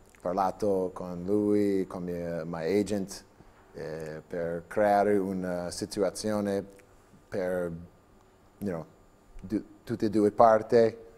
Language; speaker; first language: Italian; non-native, learner; English